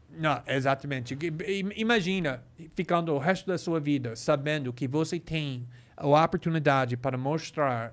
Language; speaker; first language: Portuguese; non-native, fluent; English